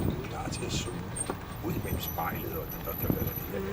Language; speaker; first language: Danish; native; Danish